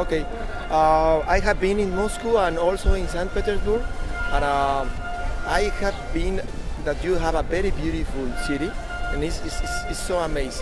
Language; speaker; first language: English; non-native, learner; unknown